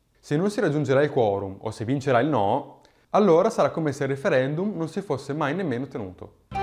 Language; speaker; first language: Italian; native; Italian